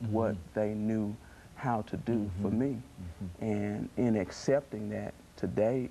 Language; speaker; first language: English; native; English